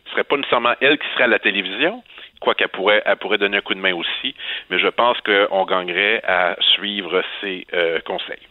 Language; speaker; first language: French; native; French